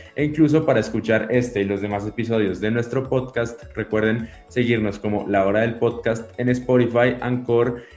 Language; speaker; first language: Spanish; native; Spanish